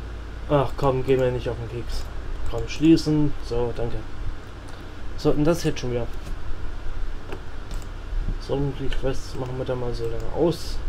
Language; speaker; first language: German; native; German